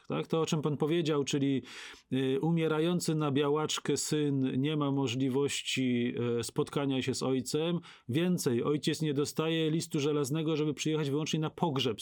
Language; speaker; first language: Polish; native; Polish